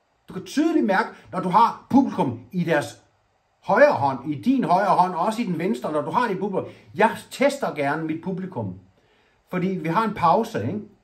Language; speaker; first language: Danish; native; Danish